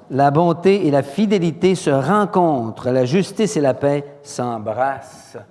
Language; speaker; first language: French; native; French